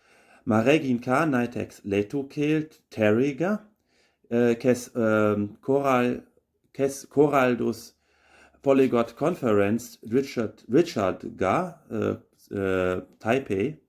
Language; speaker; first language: Estonian; non-native, learner; German